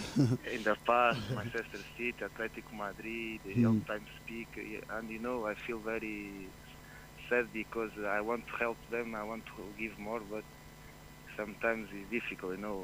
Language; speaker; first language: English; non-native, fluent; Portuguese